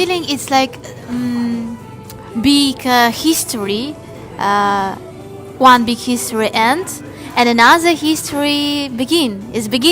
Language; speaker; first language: English; non-native, learner; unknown